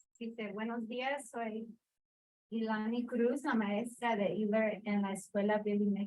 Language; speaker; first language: Spanish; early bilingual, heritage; Spanish